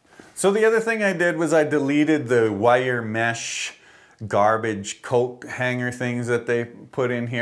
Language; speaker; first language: English; native; English